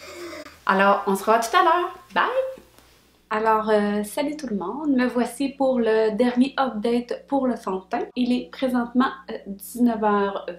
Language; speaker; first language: French; native; French